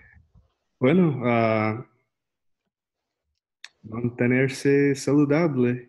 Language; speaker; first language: Spanish; non-native, learner; English